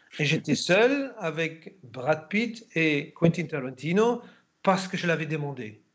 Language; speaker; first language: French; non-native, fluent; German